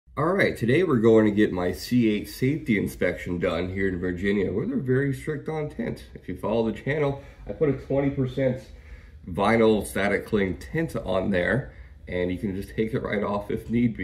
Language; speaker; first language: English; native; English